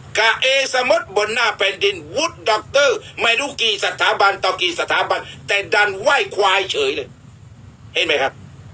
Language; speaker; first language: Thai; non-native, local second language; Malay